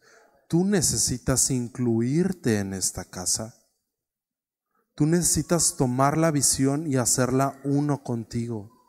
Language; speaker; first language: Spanish; native; Spanish